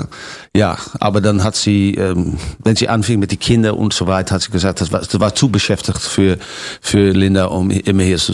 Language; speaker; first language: German; non-native, fluent; Dutch